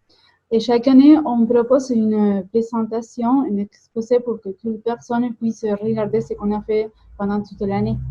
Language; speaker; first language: French; non-native, fluent; Spanish